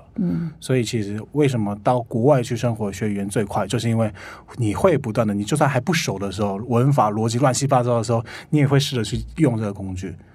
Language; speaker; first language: Chinese; non-native, fluent; Korean